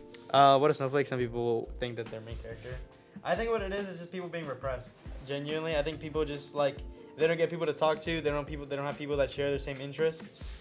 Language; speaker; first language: English; early bilingual, other home language; Spanish